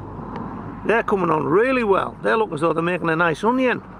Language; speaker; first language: English; native; English